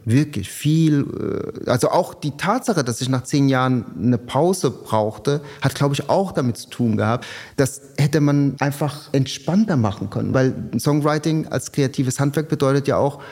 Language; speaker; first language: German; native; German